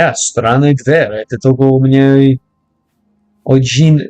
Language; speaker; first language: Russian; non-native, learner; English